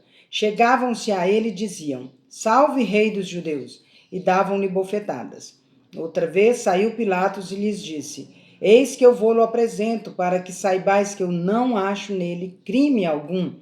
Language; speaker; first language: Portuguese; native; Portuguese